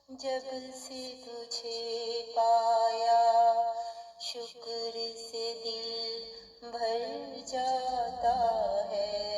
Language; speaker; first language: Urdu; native; Urdu